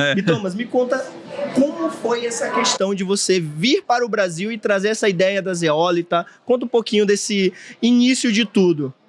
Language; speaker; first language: Portuguese; native; Portuguese